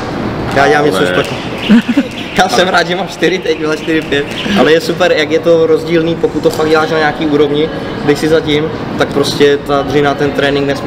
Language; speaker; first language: Czech; native; Czech